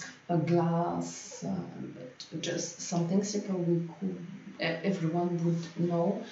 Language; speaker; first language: English; non-native, fluent; French